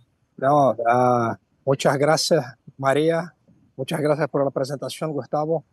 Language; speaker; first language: Spanish; non-native, fluent; Portuguese